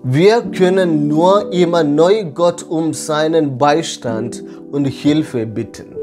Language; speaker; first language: German; non-native, fluent; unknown